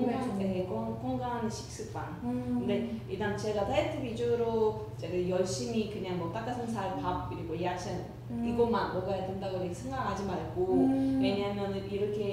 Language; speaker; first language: Korean; non-native, learner; Russian